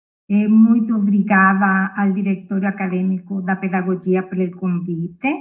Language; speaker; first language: Portuguese; non-native, fluent; Spanish